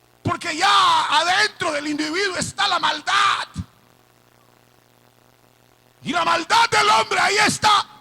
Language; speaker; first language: Spanish; native; Spanish